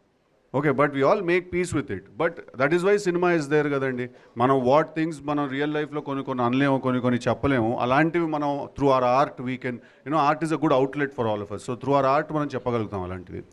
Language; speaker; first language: Telugu; native; Telugu